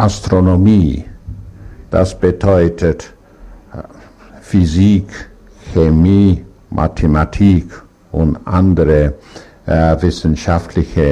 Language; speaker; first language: German; non-native, learner; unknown